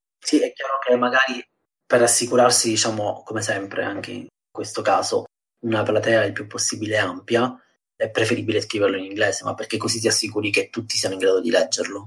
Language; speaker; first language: Italian; native; Italian